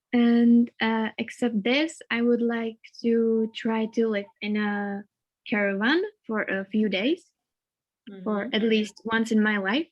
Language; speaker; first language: English; non-native, learner; Czech